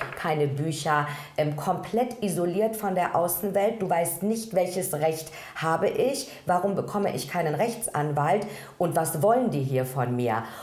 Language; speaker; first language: German; early bilingual, other home language; Persian